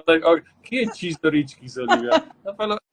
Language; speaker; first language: Portuguese; non-native, learner; Polish